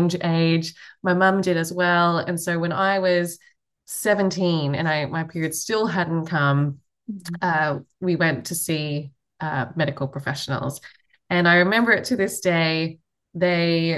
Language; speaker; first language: English; native; English